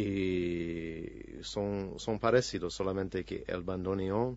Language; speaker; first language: Spanish; non-native, fluent; English